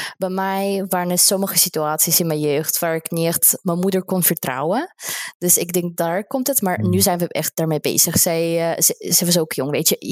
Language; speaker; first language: Dutch; non-native, fluent; Russian